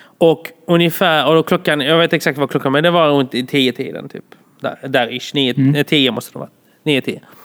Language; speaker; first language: Swedish; early bilingual, other home language; Polish